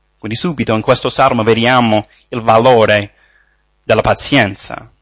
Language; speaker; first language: Italian; non-native, fluent; English